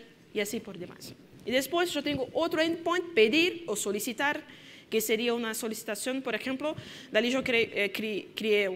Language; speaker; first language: Spanish; non-native, fluent; Portuguese